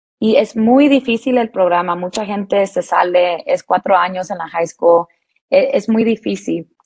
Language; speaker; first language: Spanish; early bilingual, heritage; Spanish